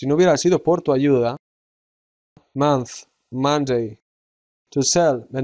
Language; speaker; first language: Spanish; native; Spanish